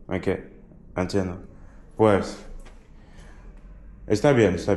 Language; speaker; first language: Spanish; non-native, learner; French